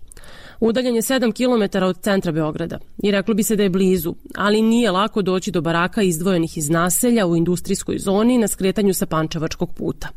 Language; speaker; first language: Serbian; native; Serbian